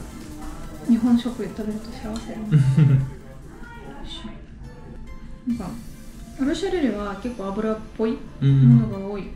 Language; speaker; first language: Japanese; non-native, fluent; Russian